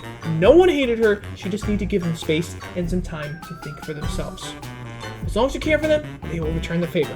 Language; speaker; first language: English; native; English